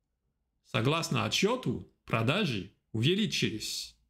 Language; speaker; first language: Russian; non-native, fluent; French